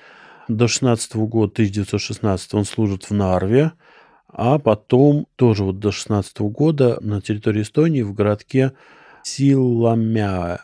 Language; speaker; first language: Russian; native; Russian